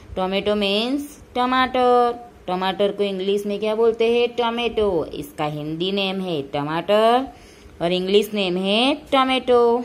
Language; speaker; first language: Hindi; non-native, local second language; Gujarati